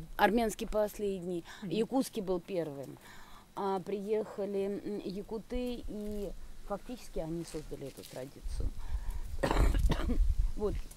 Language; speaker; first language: Russian; native; Russian